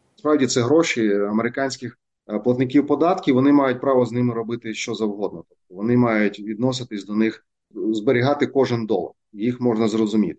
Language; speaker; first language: Ukrainian; native; Ukrainian